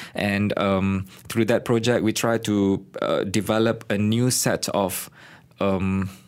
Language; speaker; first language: English; non-native, local second language; Malay